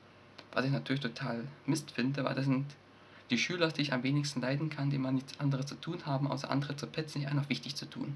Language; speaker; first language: German; native; German